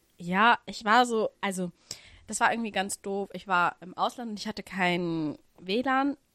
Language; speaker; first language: German; early bilingual, other home language; Russian